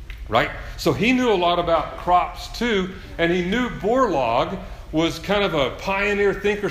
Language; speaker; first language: English; native; English